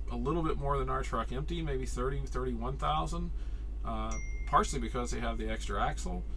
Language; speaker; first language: English; native; English